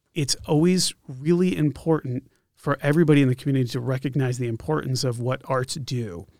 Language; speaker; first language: English; native; English